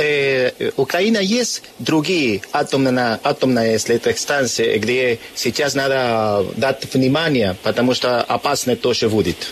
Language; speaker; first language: Russian; non-native, learner; Spanish